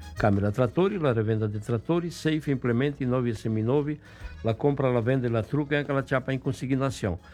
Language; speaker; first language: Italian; early bilingual, heritage; Venetian